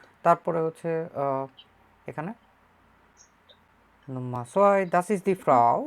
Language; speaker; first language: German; non-native, fluent; Bangla